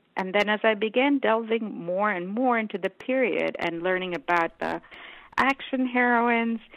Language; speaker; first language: English; non-native, local second language; Hindi